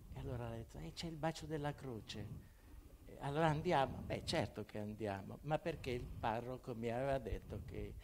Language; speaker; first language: Italian; native; Italian